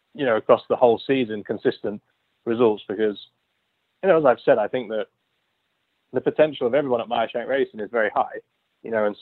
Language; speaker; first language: English; native; English